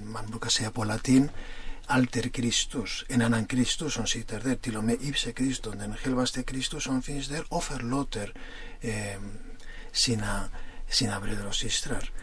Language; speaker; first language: Swedish; non-native, fluent; Spanish